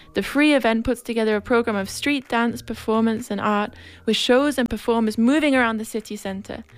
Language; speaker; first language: English; native; English